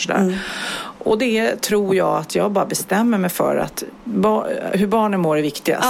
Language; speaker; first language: Swedish; native; Swedish